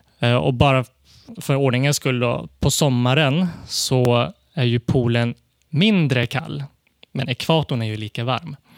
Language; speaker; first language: Swedish; early bilingual, other home language; Cantonese